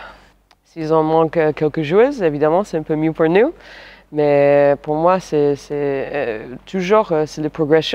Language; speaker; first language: French; non-native, fluent; English